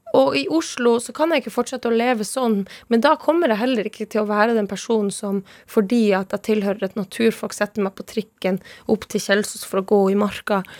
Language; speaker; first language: Norwegian; non-native, local second language; Northern Sami